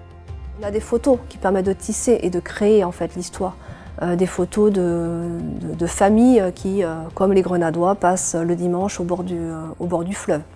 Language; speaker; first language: French; native; French